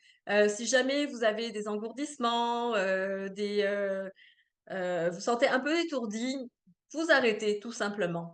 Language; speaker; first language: French; native; French